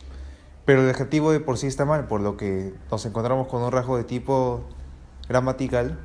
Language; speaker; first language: Spanish; native; Spanish